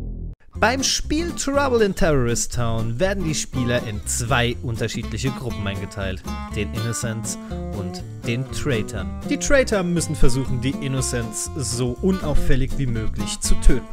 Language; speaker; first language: German; native; German